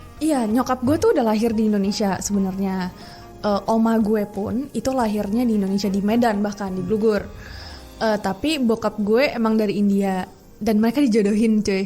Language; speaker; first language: Indonesian; native; Indonesian